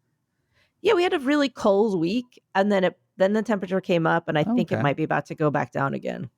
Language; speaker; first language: English; native; English